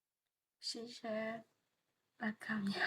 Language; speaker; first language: Chinese; non-native, learner; Burmese